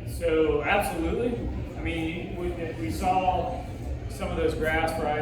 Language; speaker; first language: English; native; English